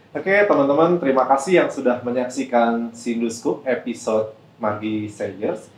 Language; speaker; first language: Indonesian; native; Indonesian